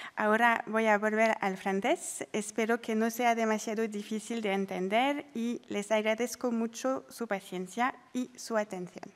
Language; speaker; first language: Spanish; non-native, fluent; French